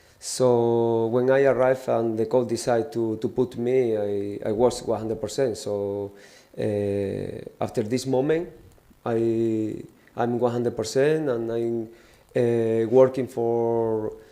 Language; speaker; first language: English; non-native, learner; Spanish